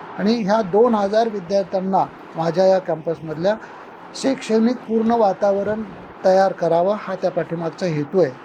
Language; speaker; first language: Marathi; native; Marathi